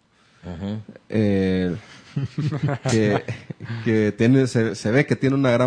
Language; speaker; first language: Spanish; native; Spanish